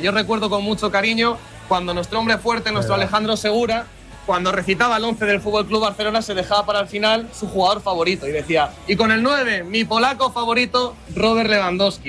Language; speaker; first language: Spanish; native; Spanish